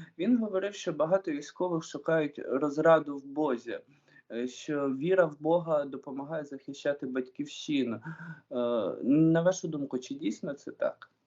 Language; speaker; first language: Ukrainian; native; Ukrainian